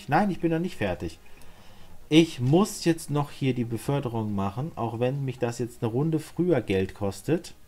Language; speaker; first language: German; native; German